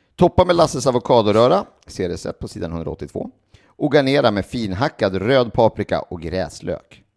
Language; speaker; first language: Swedish; native; Swedish